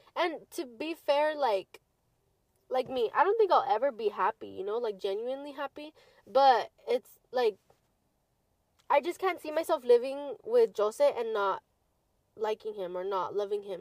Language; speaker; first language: English; early bilingual, other home language; Spanish